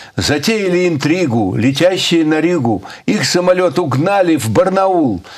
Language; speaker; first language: Russian; native; Russian